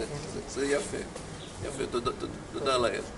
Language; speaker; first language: Hebrew; non-native, fluent; Greek